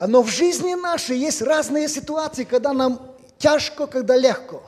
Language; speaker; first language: Polish; non-native, learner; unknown